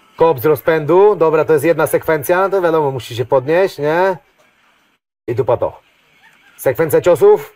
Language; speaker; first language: Polish; native; Polish